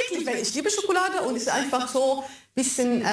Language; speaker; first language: German; non-native, fluent; Arabic